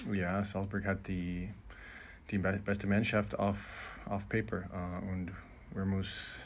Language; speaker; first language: German; non-native, learner; English